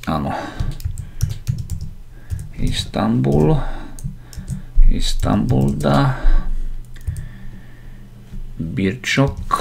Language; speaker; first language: Turkish; non-native, learner; Slovak